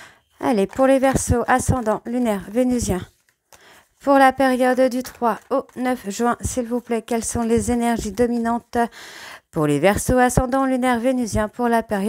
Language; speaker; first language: French; native; French